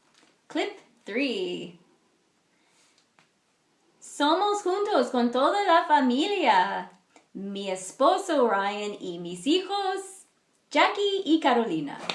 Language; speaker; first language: Spanish; non-native, learner; English